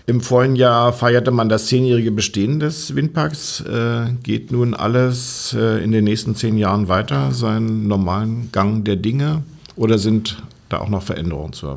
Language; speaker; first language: German; native; German